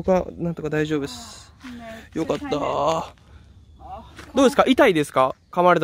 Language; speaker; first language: Japanese; native; Japanese